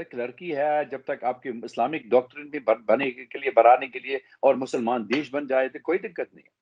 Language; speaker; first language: Hindi; non-native, fluent; Arabic